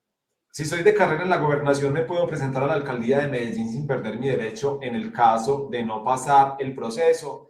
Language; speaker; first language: Spanish; native; Spanish